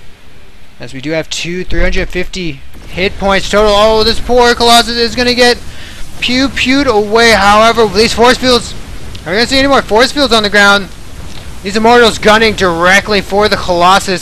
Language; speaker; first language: English; native; English